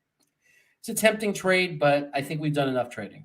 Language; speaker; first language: English; native; English